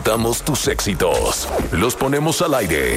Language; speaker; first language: Spanish; native; Spanish